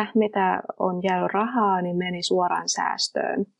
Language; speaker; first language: Finnish; non-native, fluent; Vietnamese